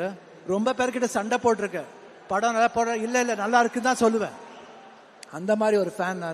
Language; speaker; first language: Tamil; non-native, local second language; Kannada